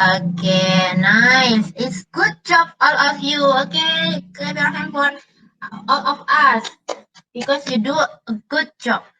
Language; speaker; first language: English; non-native, learner; Indonesian